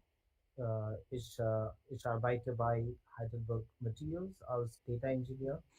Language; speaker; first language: German; non-native, learner; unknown